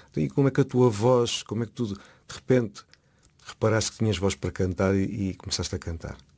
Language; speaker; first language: Portuguese; native; Portuguese